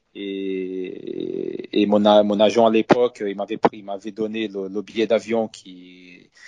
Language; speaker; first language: French; non-native, fluent; Portuguese